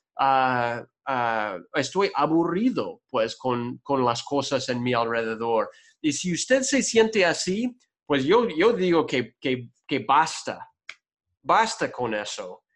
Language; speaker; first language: Spanish; non-native, fluent; English